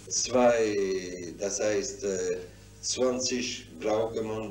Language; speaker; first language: German; non-native, fluent; French